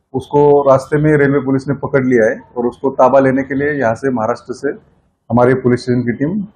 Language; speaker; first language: Hindi; non-native, local second language; Marathi